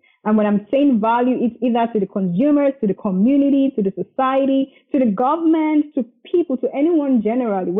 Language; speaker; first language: English; non-native, local second language; Yoruba